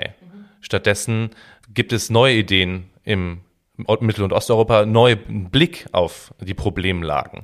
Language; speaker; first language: German; native; German